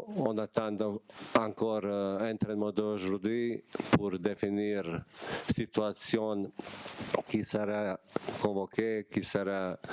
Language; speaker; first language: French; non-native, learner; Bosnian